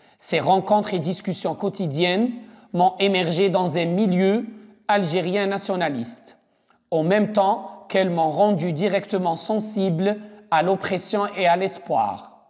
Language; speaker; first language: French; non-native, local second language; Arabic